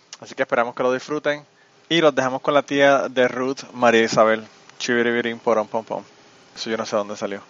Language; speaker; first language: Spanish; native; Spanish